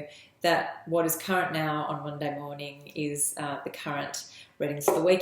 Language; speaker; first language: English; native; English